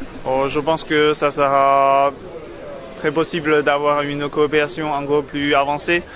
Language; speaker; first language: French; non-native, fluent; Chinese